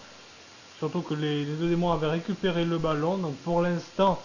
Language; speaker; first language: French; native; French